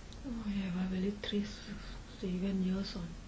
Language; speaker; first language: Norwegian; non-native, learner; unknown